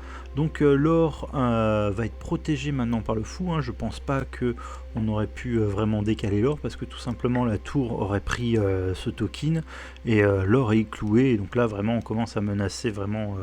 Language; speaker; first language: French; native; French